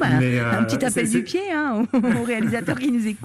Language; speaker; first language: French; native; French